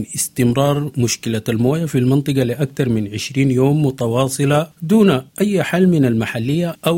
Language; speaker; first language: Arabic; native; Arabic